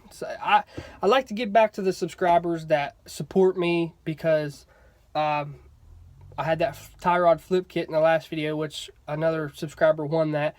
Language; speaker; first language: English; native; English